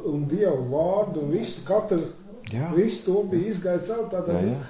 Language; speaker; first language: Latvian; native; Latvian